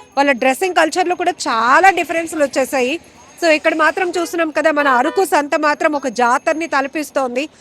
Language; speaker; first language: Telugu; native; Telugu